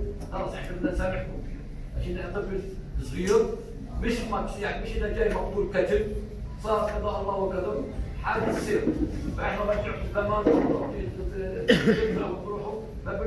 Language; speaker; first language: Arabic; native; Arabic